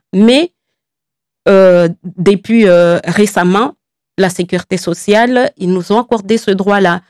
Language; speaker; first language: French; non-native, local second language; Comorian